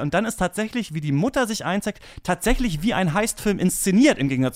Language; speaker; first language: German; native; German